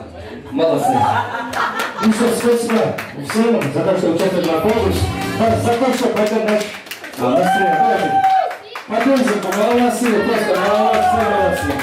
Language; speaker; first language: Russian; non-native, local second language; Kyrgyz